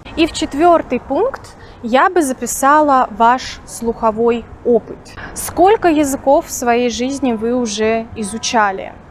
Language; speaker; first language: Russian; native; Russian